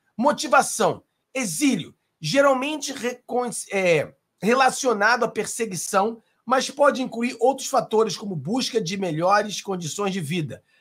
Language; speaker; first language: Portuguese; non-native, fluent; Spanish